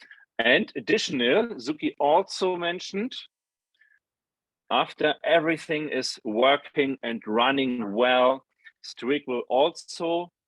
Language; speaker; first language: English; non-native, fluent; German